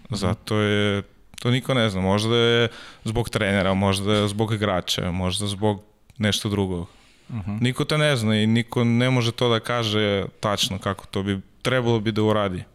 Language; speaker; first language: Serbian; non-native, learner; Russian